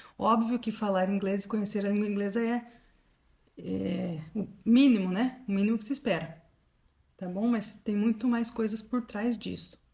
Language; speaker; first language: Portuguese; native; Portuguese